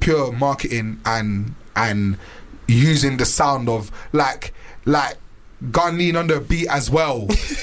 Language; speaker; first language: English; native; English